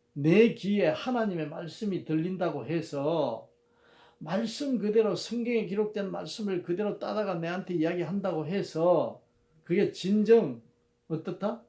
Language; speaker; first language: Korean; native; Korean